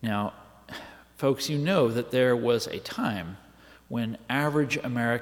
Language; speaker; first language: English; native; English